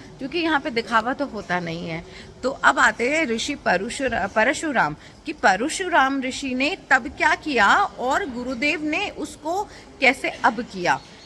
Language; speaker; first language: Hindi; native; Hindi